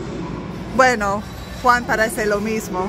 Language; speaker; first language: Spanish; non-native, learner; English